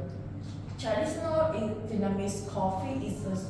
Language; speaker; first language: English; non-native, learner; Vietnamese